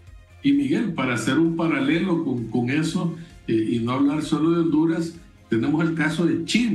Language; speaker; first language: Spanish; native; Spanish